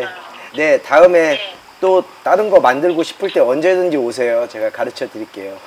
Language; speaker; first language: Korean; native; Korean